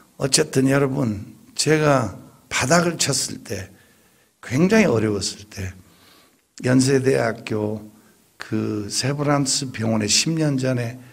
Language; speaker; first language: Korean; native; Korean